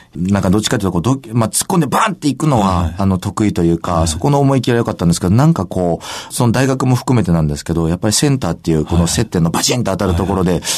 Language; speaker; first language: Japanese; native; Japanese